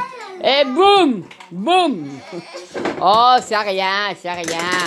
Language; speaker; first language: French; native; French